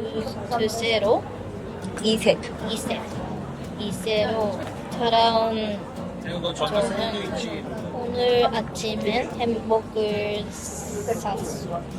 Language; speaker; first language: Korean; non-native, learner; Japanese